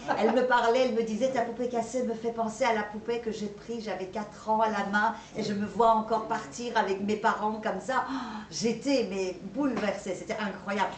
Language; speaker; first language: French; non-native, fluent; Persian